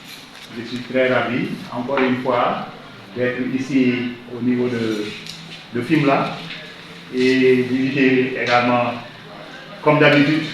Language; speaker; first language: French; non-native, local second language; Wolof